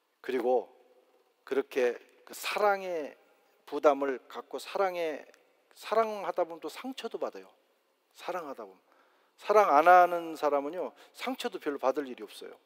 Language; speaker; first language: Korean; native; Korean